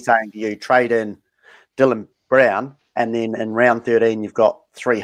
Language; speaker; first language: English; native; English